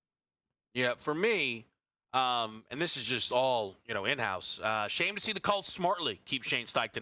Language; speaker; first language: English; native; English